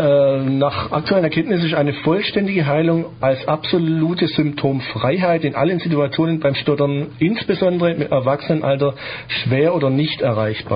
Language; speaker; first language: German; native; German